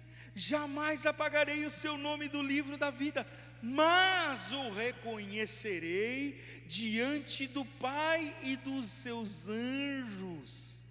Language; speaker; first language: Portuguese; native; Portuguese